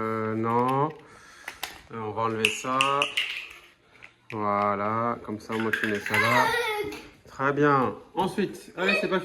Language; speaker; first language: French; native; French